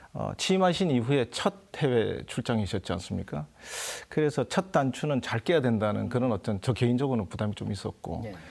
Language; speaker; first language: Korean; native; Korean